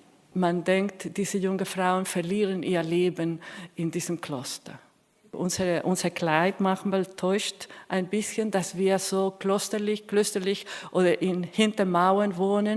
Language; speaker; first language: German; non-native, fluent; Spanish